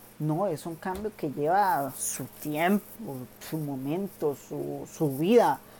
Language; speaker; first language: Spanish; native; Spanish